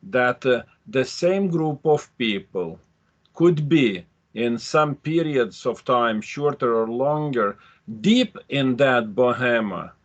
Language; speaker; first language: English; non-native, fluent; Lithuanian